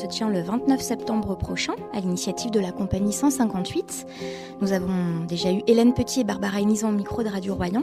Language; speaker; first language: French; native; French